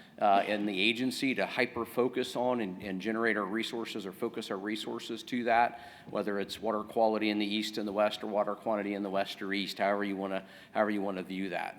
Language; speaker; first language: English; native; English